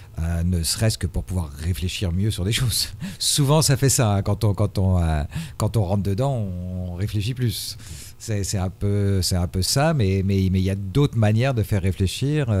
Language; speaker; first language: French; native; French